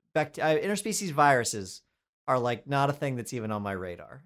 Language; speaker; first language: English; native; English